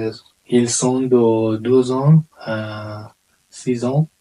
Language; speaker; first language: French; non-native, learner; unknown